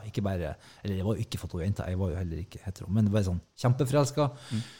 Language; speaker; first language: Norwegian; native; Norwegian